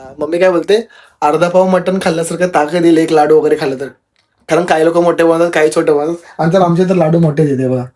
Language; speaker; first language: Marathi; non-native, local second language; Telugu